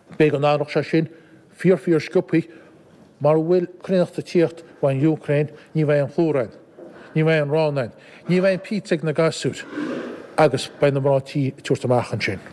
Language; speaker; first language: Irish; native; Irish